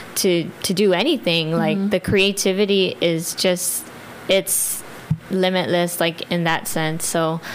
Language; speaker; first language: English; early bilingual, other home language; Filipino